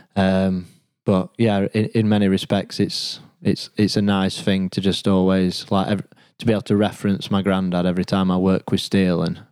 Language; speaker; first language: English; native; English